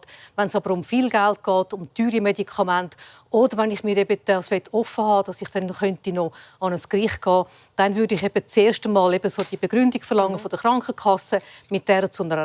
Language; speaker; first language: German; native; German